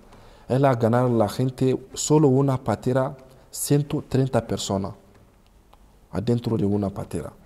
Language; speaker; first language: Spanish; non-native, learner; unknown